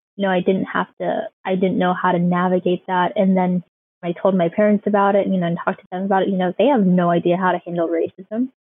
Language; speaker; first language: English; native; English